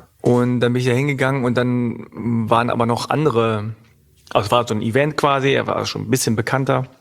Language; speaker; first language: German; native; German